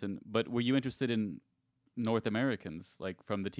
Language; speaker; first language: English; native; English